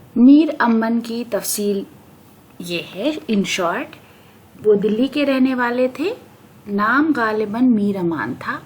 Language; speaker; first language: Urdu; native; Urdu